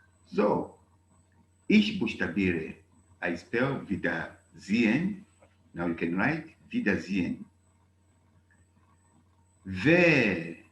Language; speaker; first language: German; non-native, learner; Bemba